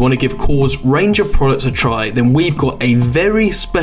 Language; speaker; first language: English; native; English